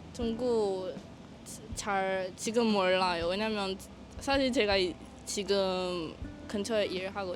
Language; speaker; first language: Korean; non-native, learner; Chinese